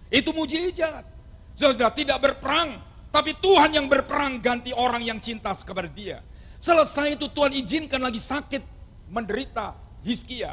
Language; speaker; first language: Indonesian; non-native, local second language; Javanese